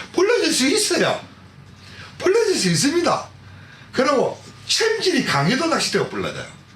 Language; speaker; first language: Korean; native; Korean